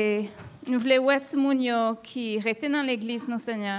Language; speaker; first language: French; non-native, local second language; Haitian Creole